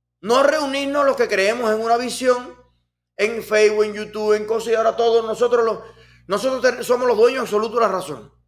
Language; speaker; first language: Spanish; native; Spanish